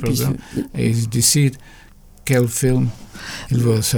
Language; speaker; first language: French; non-native, fluent; English